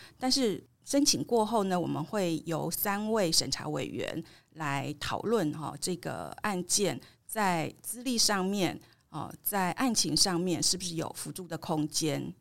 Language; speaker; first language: Chinese; native; Chinese